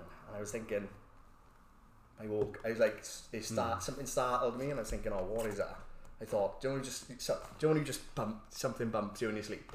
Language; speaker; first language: English; native; English